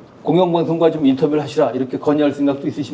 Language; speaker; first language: Korean; native; Korean